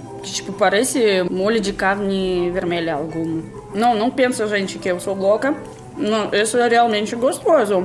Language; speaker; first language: Portuguese; non-native, fluent; Russian